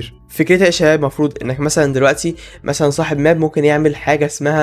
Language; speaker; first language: Arabic; native; Arabic